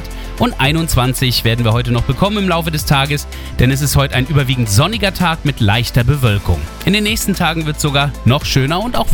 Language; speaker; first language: German; native; German